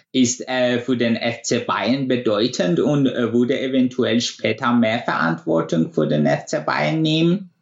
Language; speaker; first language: German; non-native, fluent; Persian